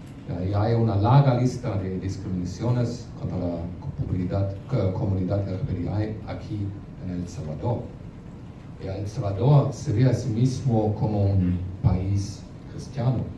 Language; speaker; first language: Spanish; non-native, fluent; German